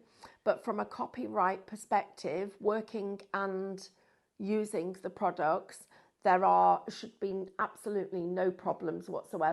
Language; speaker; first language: English; native; English